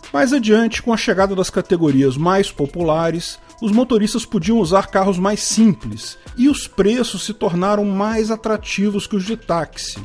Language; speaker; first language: Portuguese; native; Portuguese